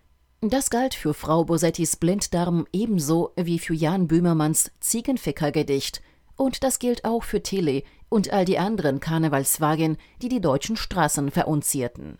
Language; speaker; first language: German; native; German